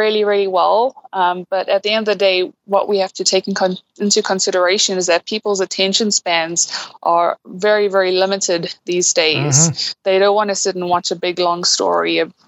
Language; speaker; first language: English; native; English